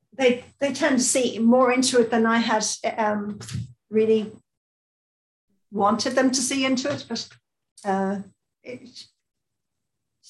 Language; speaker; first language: English; native; English